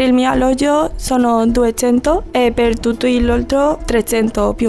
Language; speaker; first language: Italian; non-native, learner; Spanish